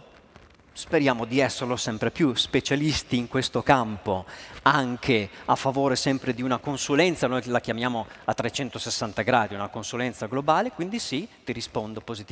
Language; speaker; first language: Italian; native; Italian